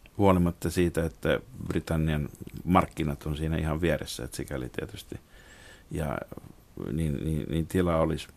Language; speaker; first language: Finnish; native; Finnish